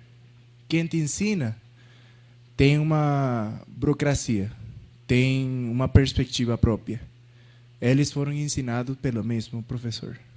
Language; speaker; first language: Portuguese; non-native, fluent; Spanish